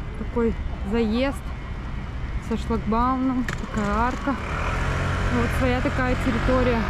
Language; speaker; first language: Russian; native; Russian